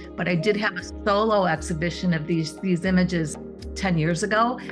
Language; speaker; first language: English; native; English